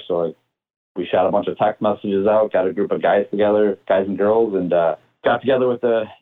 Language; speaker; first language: English; native; English